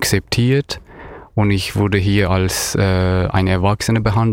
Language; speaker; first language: German; non-native, fluent; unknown